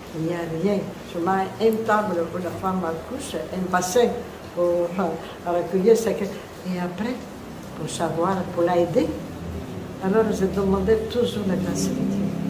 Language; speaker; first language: French; non-native, fluent; Italian